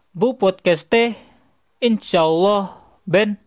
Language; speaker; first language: Turkish; non-native, learner; Indonesian